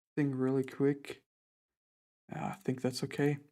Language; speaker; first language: English; non-native, fluent; German